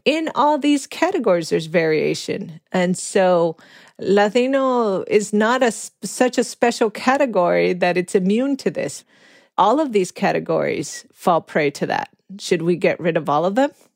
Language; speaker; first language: English; native; English